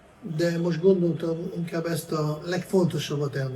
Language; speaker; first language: Hungarian; non-native, fluent; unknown